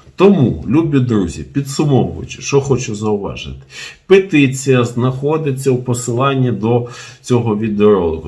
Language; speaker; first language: Ukrainian; non-native, local second language; Russian